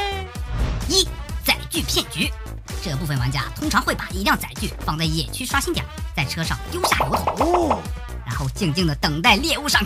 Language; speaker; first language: Chinese; native; Chinese